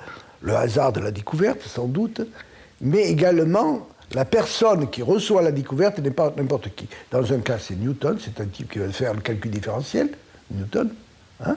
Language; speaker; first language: French; native; French